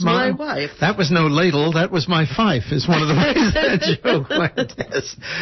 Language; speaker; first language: English; native; English